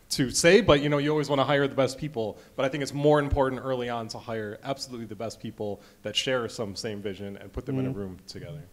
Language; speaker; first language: English; native; English